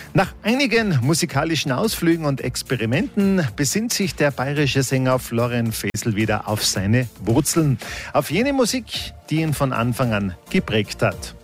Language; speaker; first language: German; native; German